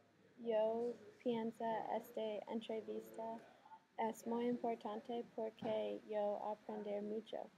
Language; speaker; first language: Spanish; non-native, learner; English